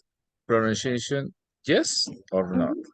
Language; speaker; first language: English; non-native, learner; Spanish